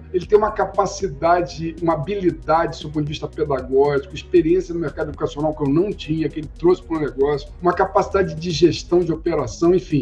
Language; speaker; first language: Portuguese; native; Portuguese